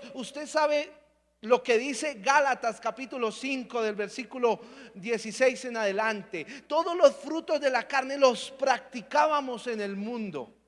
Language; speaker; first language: Spanish; native; Spanish